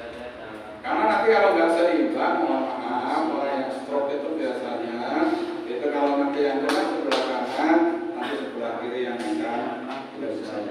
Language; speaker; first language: Indonesian; non-native, local second language; Javanese